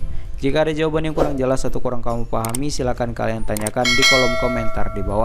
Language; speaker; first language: Indonesian; native; Indonesian